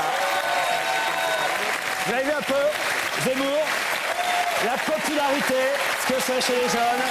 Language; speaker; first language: French; native; French